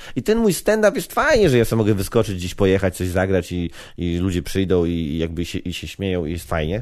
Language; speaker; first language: Polish; native; Polish